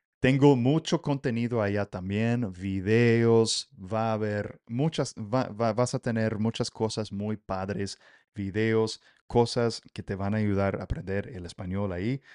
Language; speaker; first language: Spanish; non-native, fluent; English